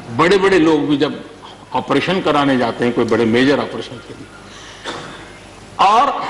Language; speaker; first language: Hindi; non-native, local second language; Gujarati